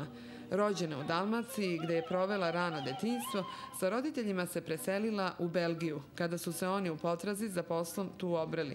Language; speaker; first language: Serbian; native; Serbian